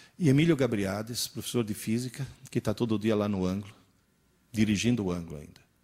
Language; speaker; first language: Portuguese; early bilingual, other home language; Italian